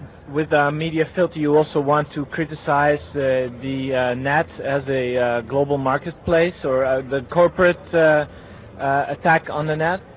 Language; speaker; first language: English; non-native, fluent; Dutch